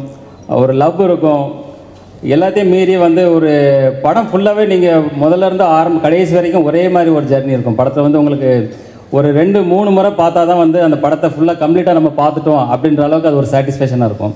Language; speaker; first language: Tamil; native; Tamil